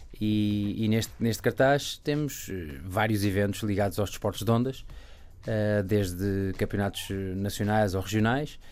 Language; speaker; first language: Portuguese; native; Portuguese